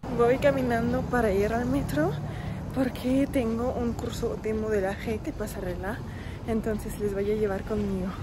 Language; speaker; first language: Spanish; non-native, fluent; French